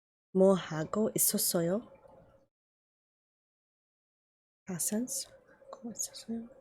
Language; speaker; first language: Korean; non-native, learner; English